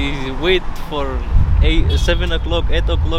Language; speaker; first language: English; non-native, learner; Arabic